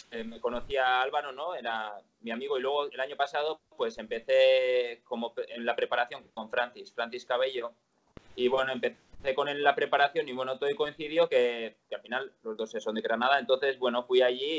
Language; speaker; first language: Spanish; native; Spanish